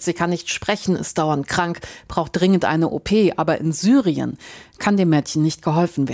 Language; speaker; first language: German; native; German